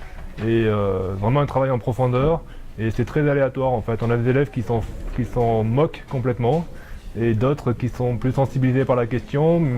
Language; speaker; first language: French; native; French